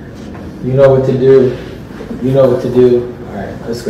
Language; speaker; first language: English; native; English